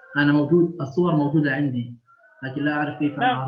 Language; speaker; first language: Arabic; native; Arabic